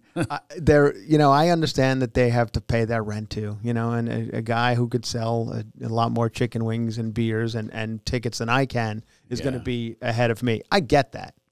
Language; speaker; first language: English; native; English